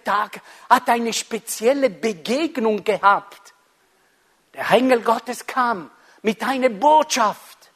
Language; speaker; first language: German; non-native, fluent; Italian